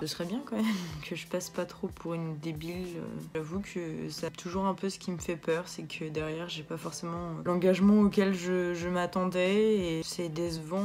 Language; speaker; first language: French; native; French